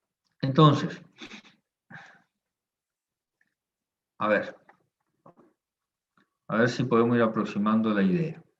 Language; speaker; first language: Spanish; native; Spanish